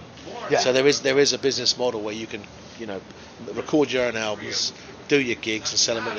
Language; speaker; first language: English; native; English